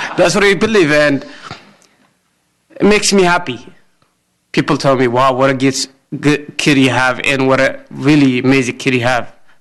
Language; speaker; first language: English; non-native, fluent; Amharic